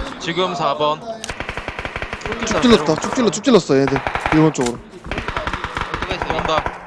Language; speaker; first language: Korean; native; Korean